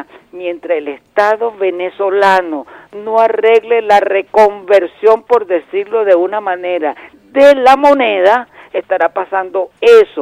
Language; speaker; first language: Spanish; native; Spanish